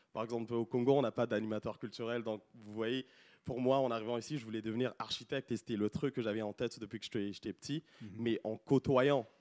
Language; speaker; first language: French; non-native, local second language; Lingala